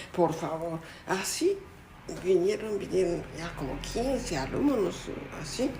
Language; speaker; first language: Spanish; non-native, fluent; Japanese